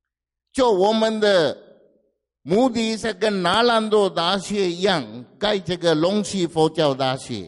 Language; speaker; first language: Chinese; non-native, fluent; Sinhala